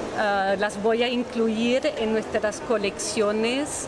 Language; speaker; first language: Spanish; non-native, fluent; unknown